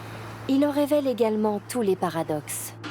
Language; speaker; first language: French; native; French